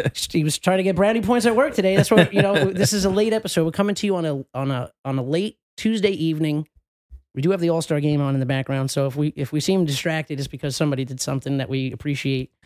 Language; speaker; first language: English; native; English